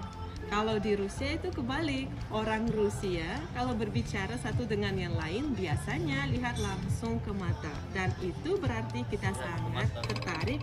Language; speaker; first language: Indonesian; non-native, fluent; Russian